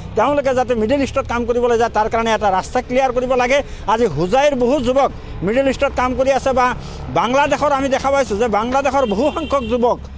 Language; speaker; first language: Assamese; non-native, local second language; Bangla